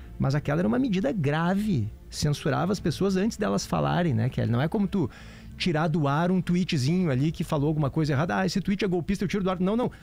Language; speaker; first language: Portuguese; native; Portuguese